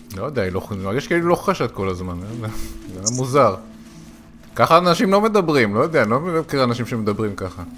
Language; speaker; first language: Hebrew; native; Hebrew